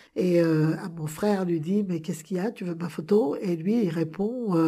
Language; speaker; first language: French; native; French